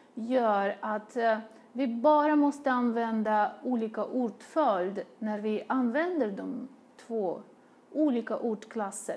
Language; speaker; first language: Swedish; non-native, fluent; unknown